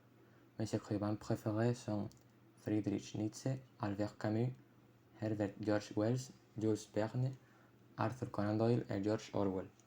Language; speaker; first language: French; non-native, fluent; Spanish